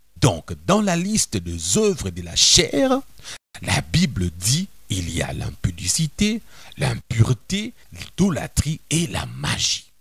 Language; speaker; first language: French; non-native, local second language; Lingala